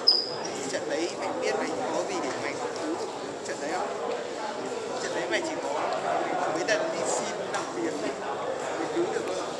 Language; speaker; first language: Vietnamese; native; Vietnamese